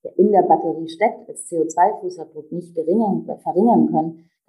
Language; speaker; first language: German; native; German